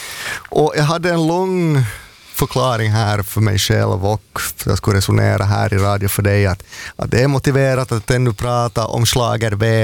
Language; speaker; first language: Swedish; native; Swedish